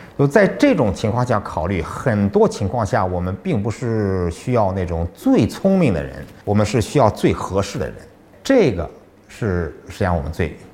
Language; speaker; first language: Chinese; native; Chinese